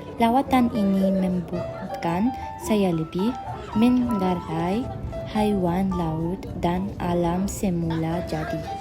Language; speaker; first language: Malay; non-native, learner; Arabic